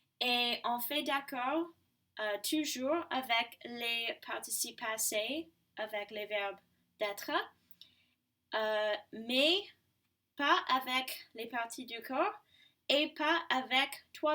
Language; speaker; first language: French; non-native, fluent; English